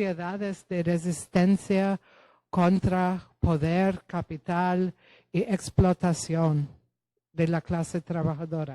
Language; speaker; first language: Spanish; non-native, fluent; Polish